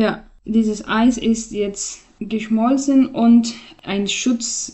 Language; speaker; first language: German; non-native, learner; Persian